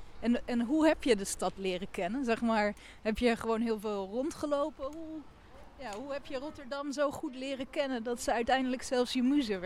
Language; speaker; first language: Dutch; native; Dutch